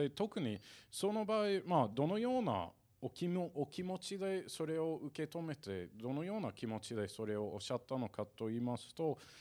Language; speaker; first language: Japanese; non-native, fluent; English